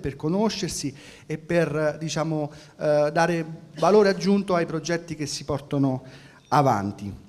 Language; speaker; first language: Italian; native; Italian